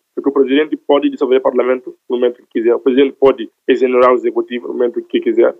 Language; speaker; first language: Portuguese; non-native, local second language; Upper Guinea Crioulo